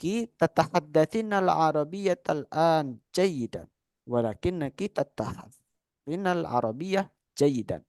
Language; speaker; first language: Arabic; non-native, fluent; Indonesian